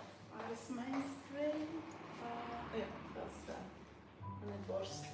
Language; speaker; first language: Dutch; non-native, learner; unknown